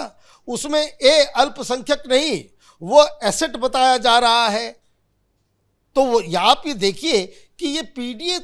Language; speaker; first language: Hindi; native; Hindi